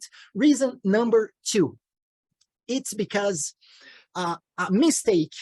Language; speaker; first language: English; non-native, fluent; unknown